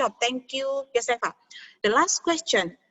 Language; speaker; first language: English; non-native, fluent; Indonesian